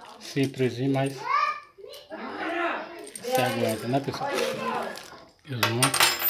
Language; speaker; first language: Portuguese; native; Portuguese